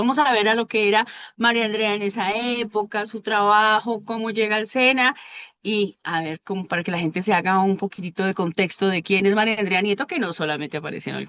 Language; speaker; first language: Spanish; native; Spanish